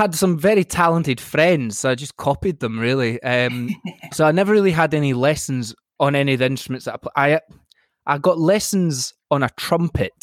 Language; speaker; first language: English; native; English